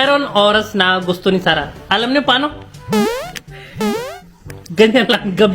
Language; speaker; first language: Filipino; non-native, fluent; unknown